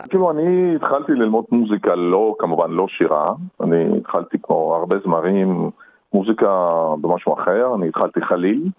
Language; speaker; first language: Hebrew; non-native, fluent; Russian